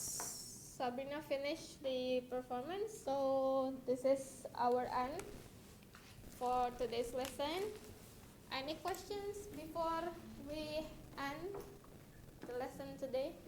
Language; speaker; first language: English; non-native, fluent; Indonesian